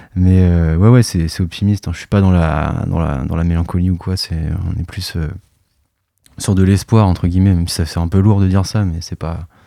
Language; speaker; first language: French; native; French